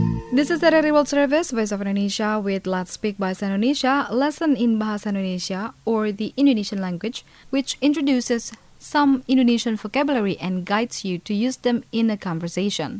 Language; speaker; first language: English; non-native, fluent; Indonesian